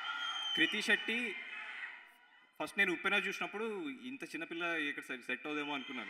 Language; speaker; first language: Telugu; native; Telugu